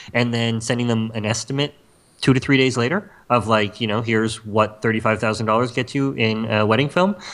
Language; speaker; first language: English; native; English